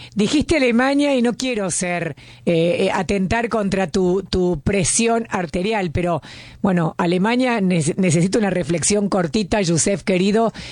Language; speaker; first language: Spanish; native; Spanish